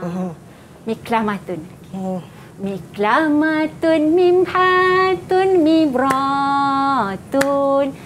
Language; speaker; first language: Arabic; non-native, fluent; Malay